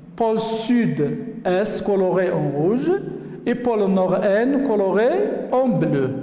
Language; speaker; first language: French; non-native, local second language; Arabic